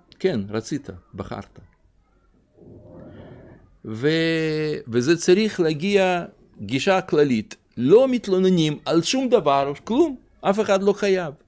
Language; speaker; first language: Hebrew; non-native, fluent; Russian